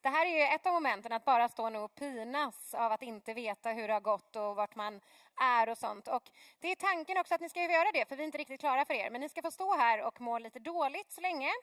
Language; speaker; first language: Swedish; native; Swedish